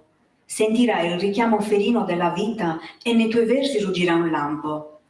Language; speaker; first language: Italian; native; Italian